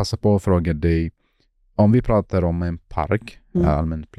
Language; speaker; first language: Swedish; non-native, fluent; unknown